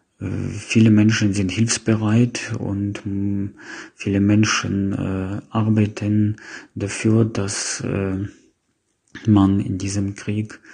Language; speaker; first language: German; non-native, fluent; Ukrainian